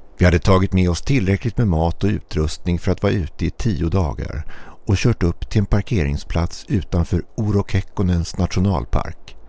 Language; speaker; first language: Swedish; native; Swedish